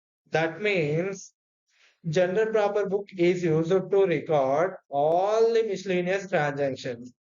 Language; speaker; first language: English; non-native, local second language; Telugu